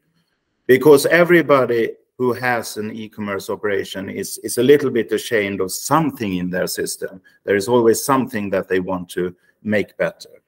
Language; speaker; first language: English; non-native, fluent; Swedish